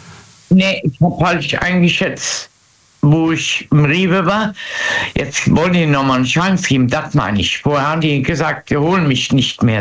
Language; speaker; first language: German; native; German